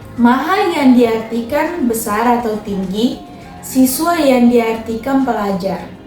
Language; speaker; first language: Indonesian; non-native, local second language; Tetum